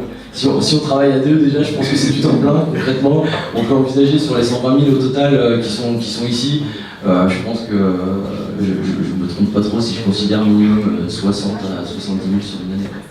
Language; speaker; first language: French; native; French